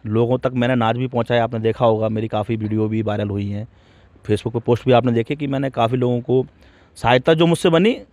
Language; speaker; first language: Hindi; native; Hindi